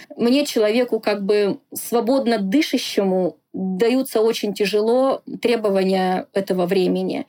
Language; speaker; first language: Russian; non-native, local second language; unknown